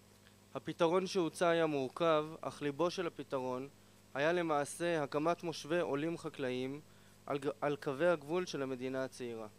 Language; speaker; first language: Hebrew; native; Hebrew